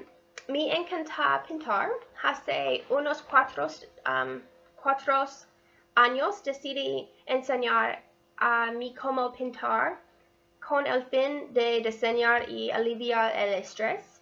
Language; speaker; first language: Spanish; non-native, learner; English